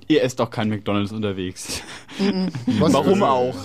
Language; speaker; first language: German; native; German